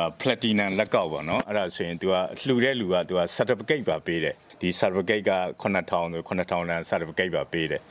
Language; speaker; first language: Burmese; native; Burmese